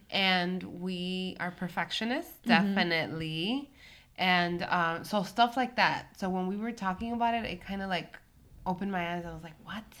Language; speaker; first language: English; early bilingual, other home language; Spanish